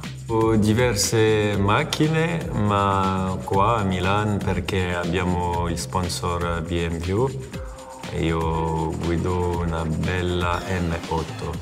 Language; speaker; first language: Italian; non-native, fluent; French